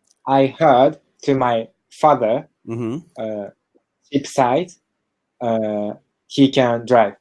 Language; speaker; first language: English; non-native, learner; Japanese